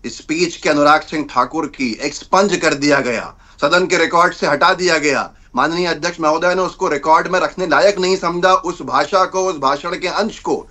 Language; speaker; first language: Hindi; native; Hindi